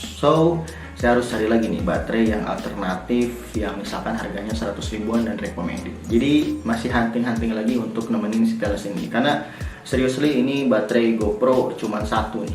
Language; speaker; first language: Indonesian; native; Indonesian